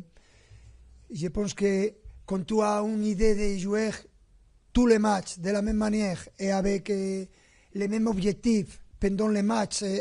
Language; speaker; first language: French; non-native, fluent; Spanish